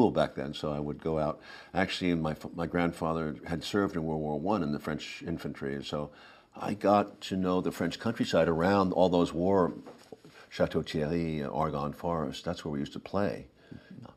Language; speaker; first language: English; native; English